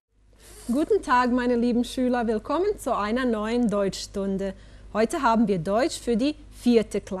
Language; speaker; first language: German; non-native, fluent; Bosnian